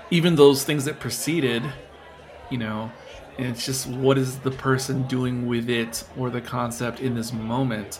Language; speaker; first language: English; native; English